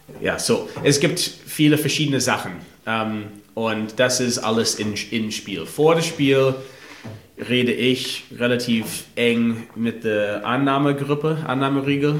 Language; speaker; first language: German; non-native, fluent; English